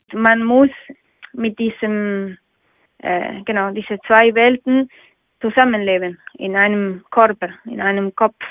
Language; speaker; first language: German; non-native, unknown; Spanish